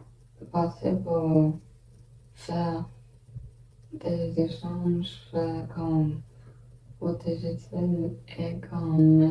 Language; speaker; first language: French; non-native, learner; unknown